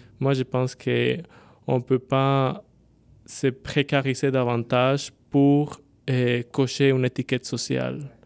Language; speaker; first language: French; non-native, fluent; Spanish